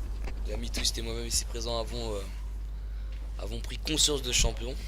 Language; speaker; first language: French; native; French